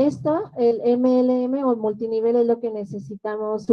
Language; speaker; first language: Spanish; native; Spanish